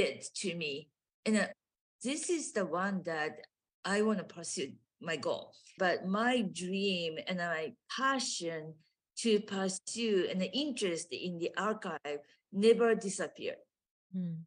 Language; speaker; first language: English; non-native, fluent; Japanese